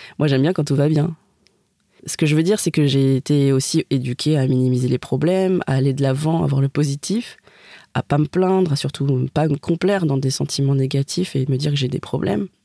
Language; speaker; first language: French; native; French